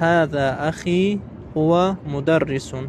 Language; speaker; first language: Arabic; non-native, fluent; Tajik